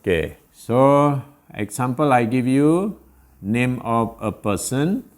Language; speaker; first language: English; non-native, local second language; Malay